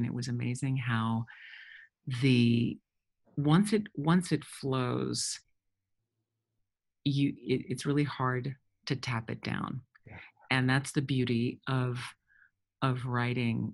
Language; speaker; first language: English; early bilingual, other home language; French